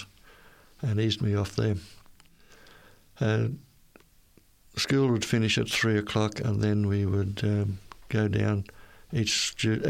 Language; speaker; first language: English; native; English